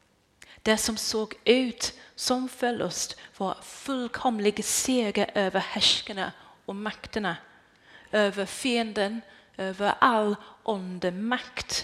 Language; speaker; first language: Swedish; non-native, fluent; English